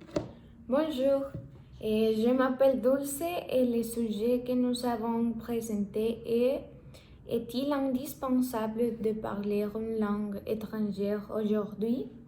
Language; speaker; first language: French; non-native, learner; Spanish